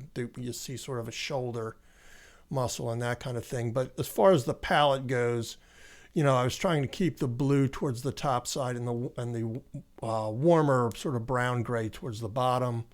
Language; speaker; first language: English; native; English